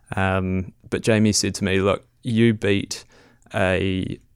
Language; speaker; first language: English; native; English